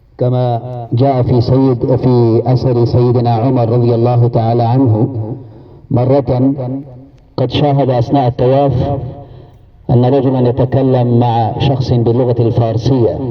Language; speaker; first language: Arabic; non-native, fluent; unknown